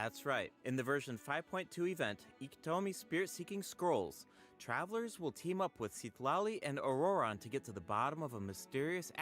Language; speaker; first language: English; native; English